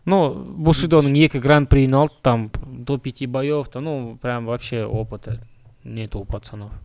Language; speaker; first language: Russian; non-native, local second language; Kazakh